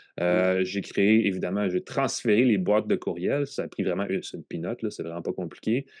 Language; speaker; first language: French; native; French